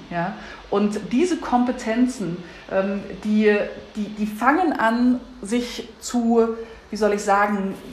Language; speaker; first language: German; native; German